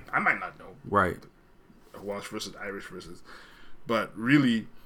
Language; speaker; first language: English; non-native, local second language; Shona